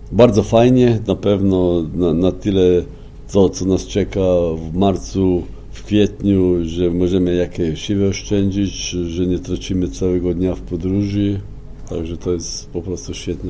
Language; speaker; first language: Polish; non-native, fluent; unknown